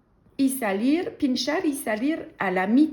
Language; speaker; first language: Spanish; non-native, learner; French